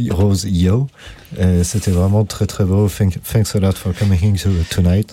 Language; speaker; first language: French; native; French